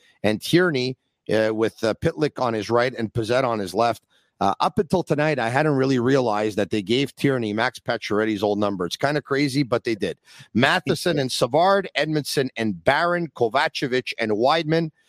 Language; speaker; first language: English; native; English